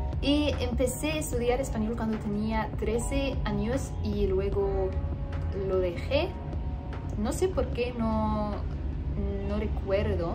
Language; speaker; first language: Spanish; non-native, learner; Arabic